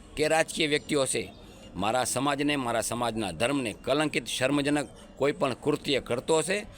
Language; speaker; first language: Gujarati; non-native, local second language; Sindhi